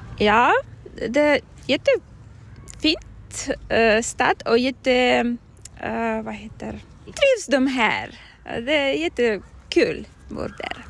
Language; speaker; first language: Swedish; non-native, learner; Ukrainian